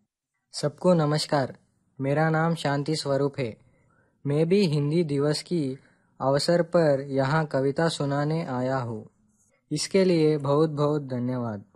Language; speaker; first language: Hindi; non-native, local second language; Telugu